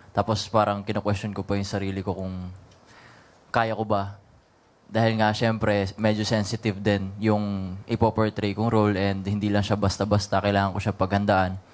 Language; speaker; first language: Filipino; native; Filipino